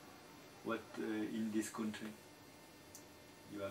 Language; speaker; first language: English; non-native, learner; French